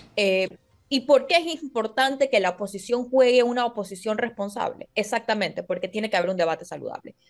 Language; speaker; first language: Spanish; native; Spanish